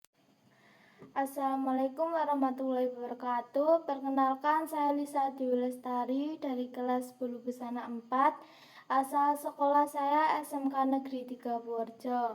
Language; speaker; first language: Indonesian; non-native, local second language; Javanese